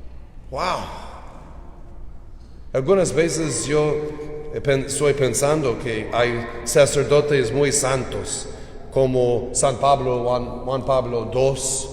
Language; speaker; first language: Spanish; non-native, learner; English